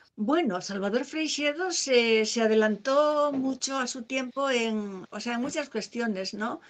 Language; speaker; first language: Spanish; native; Spanish